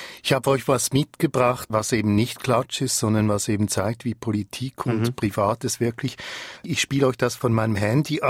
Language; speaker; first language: German; native; German